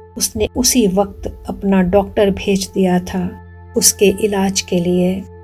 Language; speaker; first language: Hindi; native; Hindi